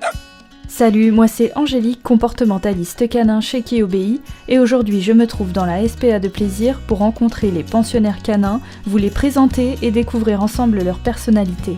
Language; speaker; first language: French; native; French